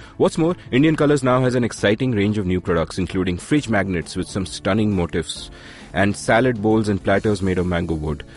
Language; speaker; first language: English; non-native, local second language; Hindi